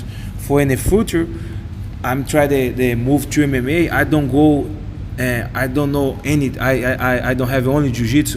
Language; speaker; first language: English; non-native, learner; Portuguese